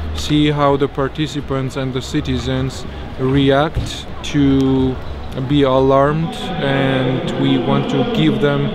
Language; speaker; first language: English; non-native, fluent; Georgian